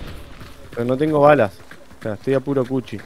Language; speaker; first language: Spanish; native; Spanish